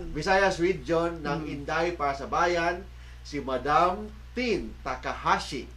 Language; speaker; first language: Filipino; native; Filipino